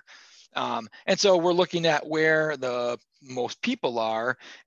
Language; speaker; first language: English; native; English